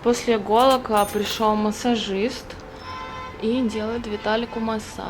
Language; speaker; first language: Russian; native; Russian